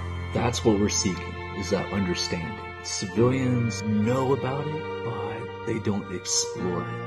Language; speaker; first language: English; native; English